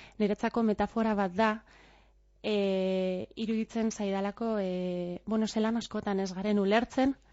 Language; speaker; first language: Basque; non-native, local second language; Spanish